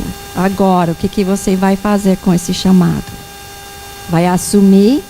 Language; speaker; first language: Portuguese; non-native, fluent; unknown